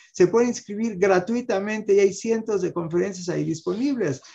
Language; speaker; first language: Spanish; native; Spanish